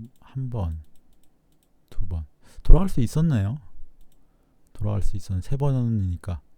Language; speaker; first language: Korean; native; Korean